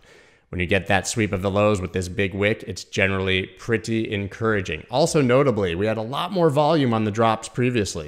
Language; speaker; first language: English; native; English